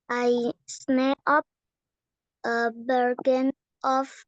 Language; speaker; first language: English; non-native, learner; Indonesian